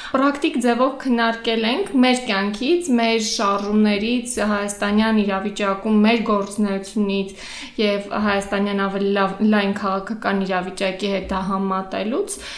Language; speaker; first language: Armenian; native; Armenian